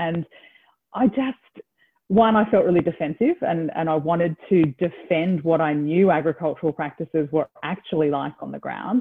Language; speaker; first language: English; native; English